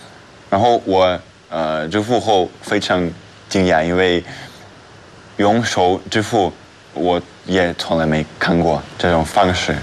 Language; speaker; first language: Chinese; non-native, fluent; Russian